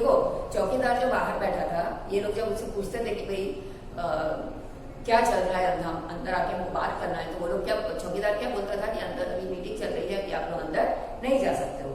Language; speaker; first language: Hindi; non-native, local second language; Gujarati